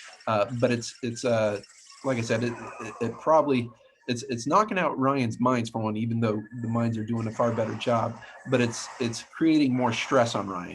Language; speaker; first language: English; native; English